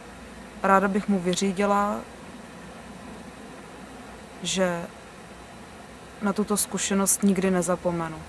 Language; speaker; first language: Czech; native; Czech